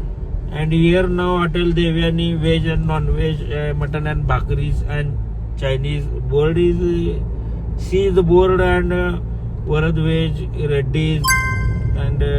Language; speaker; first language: English; non-native, learner; Marathi